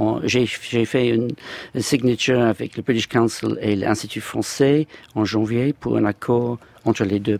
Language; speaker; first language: French; non-native, fluent; English